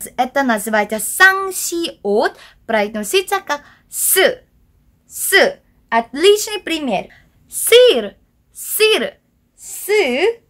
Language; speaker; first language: Russian; non-native, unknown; Korean